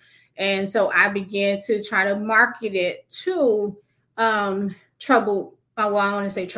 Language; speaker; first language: English; native; English